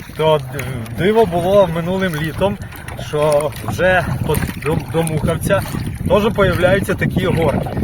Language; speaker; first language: Ukrainian; native; Ukrainian